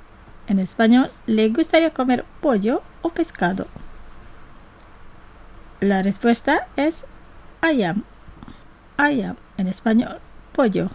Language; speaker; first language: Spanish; non-native, fluent; Indonesian